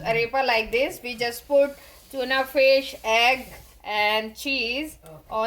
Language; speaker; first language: English; non-native, learner; Hindi